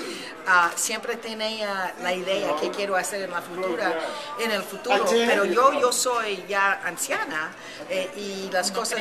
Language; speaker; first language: Spanish; early bilingual, heritage; Spanish